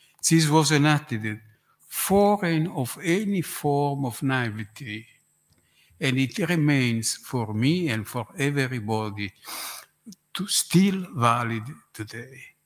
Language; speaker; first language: English; non-native, learner; Italian